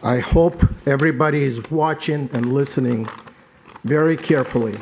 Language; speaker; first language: English; non-native, fluent; Ukrainian